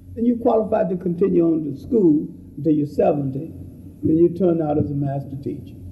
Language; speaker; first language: English; native; English